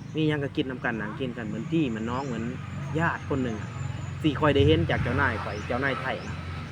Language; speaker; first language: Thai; non-native, fluent; Lao